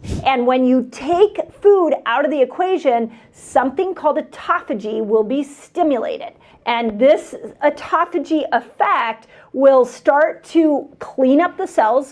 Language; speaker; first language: English; native; English